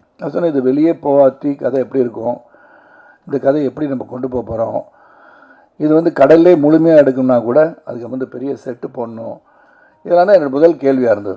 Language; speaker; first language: Tamil; native; Tamil